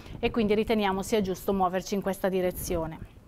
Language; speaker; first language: Italian; native; Italian